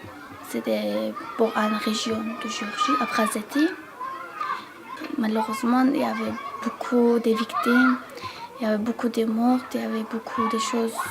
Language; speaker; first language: French; non-native, learner; Georgian